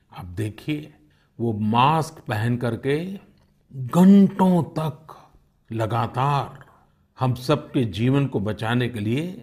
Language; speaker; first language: Hindi; non-native, local second language; Gujarati